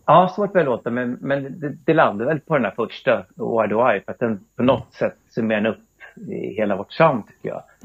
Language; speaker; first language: Swedish; native; Swedish